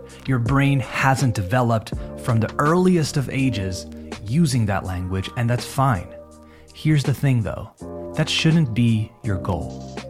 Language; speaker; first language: English; native; English